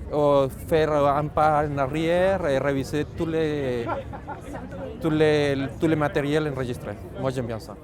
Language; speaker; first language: French; non-native, fluent; Spanish